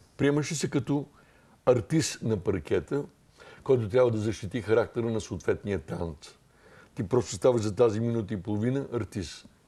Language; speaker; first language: Bulgarian; native; Bulgarian